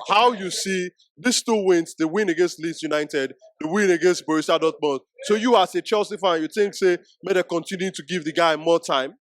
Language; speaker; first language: Nigerian Pidgin; native; Nigerian Pidgin